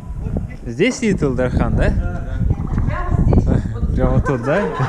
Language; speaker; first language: Russian; native; Russian